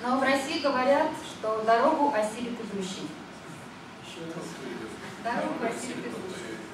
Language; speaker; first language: Russian; native; Russian